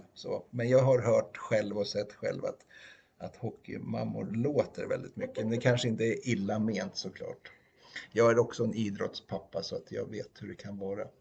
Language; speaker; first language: Swedish; native; Swedish